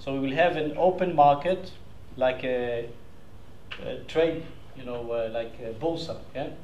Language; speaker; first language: English; non-native, fluent; Hebrew